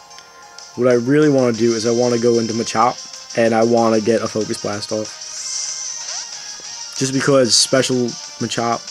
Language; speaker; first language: English; native; English